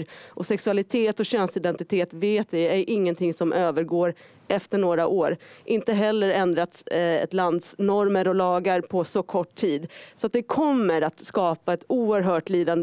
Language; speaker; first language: Swedish; native; Swedish